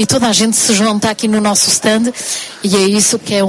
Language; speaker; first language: Portuguese; early bilingual, heritage; Portuguese